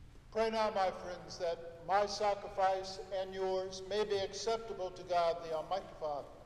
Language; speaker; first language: English; native; English